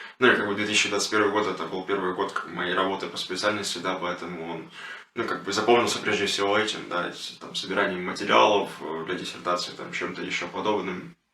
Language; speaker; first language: Russian; non-native, local second language; Ukrainian